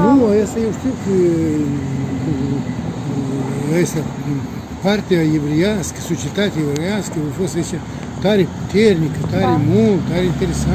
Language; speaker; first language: Romanian; non-native, local second language; Russian